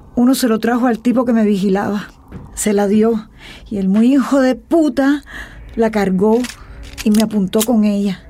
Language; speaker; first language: Spanish; native; Spanish